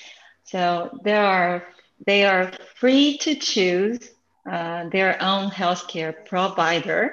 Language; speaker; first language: English; non-native, fluent; Japanese